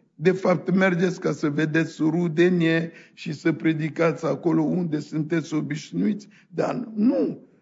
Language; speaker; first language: Romanian; non-native, fluent; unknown